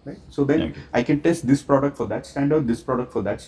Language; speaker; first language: English; non-native, local second language; Hindi